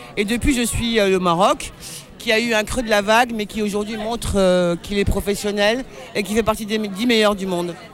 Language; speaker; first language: French; non-native, local second language; Arabic